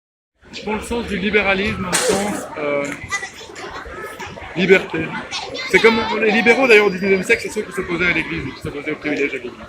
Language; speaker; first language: French; native; French